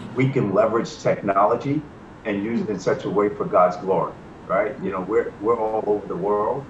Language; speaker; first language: English; native; English